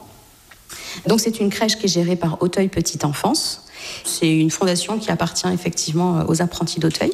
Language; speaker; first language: French; native; French